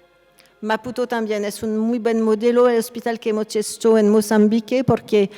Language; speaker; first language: Spanish; non-native, fluent; French